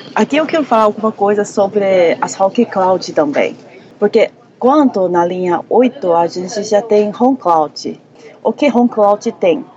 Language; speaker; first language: Portuguese; non-native, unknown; Chinese